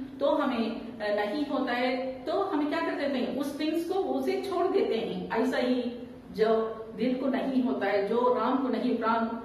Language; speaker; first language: Hindi; non-native, local second language; Tamil